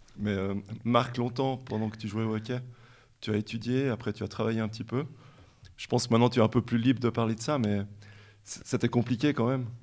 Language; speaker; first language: French; native; French